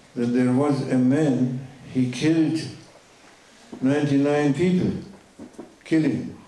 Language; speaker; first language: English; non-native, fluent; German